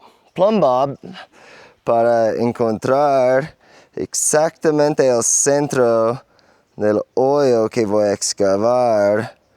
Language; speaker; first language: Spanish; non-native, learner; English